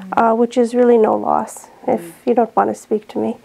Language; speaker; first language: English; native; English